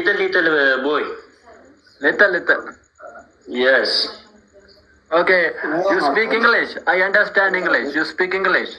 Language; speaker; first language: English; non-native, learner; Amharic